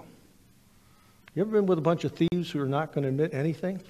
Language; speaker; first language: English; native; English